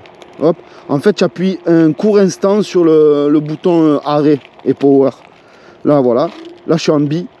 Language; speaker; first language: French; native; French